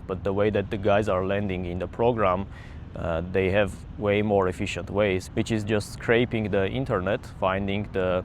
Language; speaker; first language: English; non-native, fluent; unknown